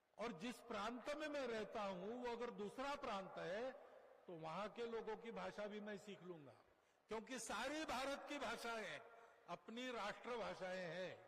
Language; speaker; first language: Hindi; non-native, local second language; Marathi